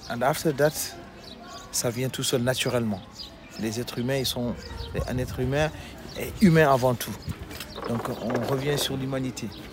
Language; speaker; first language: French; non-native, local second language; Soninke